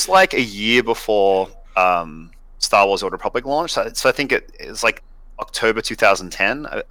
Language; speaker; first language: English; native; English